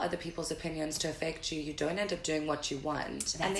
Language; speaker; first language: English; native; English